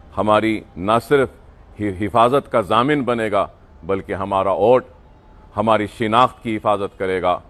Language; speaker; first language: Hindi; non-native, local second language; Urdu